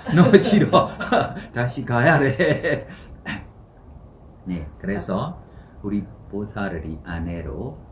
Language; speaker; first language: Korean; non-native, learner; Burmese